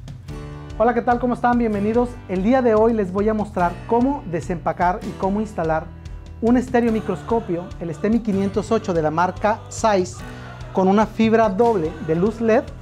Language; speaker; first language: Spanish; native; Spanish